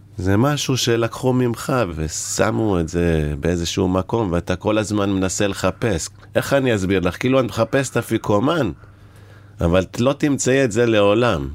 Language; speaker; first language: Hebrew; native; Hebrew